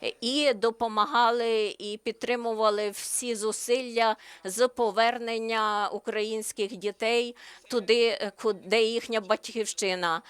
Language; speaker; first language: Ukrainian; non-native, learner; Slovenian